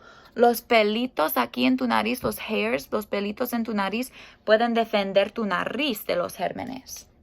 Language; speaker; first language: Spanish; non-native, fluent; English